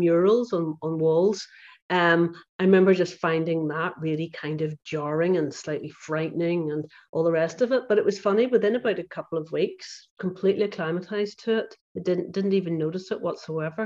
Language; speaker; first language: English; native; English